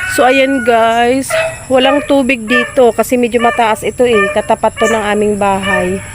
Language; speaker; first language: Filipino; non-native, local second language; Bikol